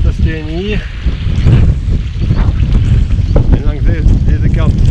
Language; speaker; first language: Dutch; non-native, learner; French